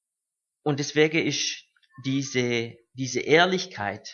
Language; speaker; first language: German; native; German